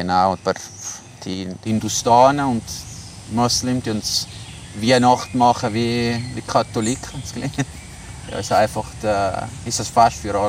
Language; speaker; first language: German; non-native, local second language; Italian